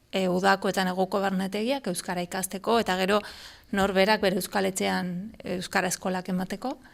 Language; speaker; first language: Basque; non-native, fluent; Spanish